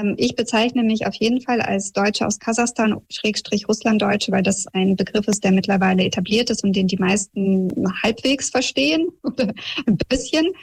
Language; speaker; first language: German; early bilingual, heritage; German